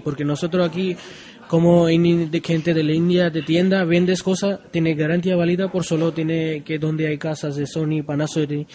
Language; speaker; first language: Spanish; non-native, learner; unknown